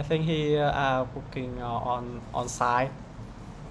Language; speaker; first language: English; non-native, learner; Vietnamese